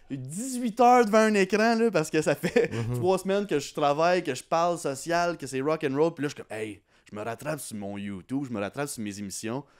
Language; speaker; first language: French; native; French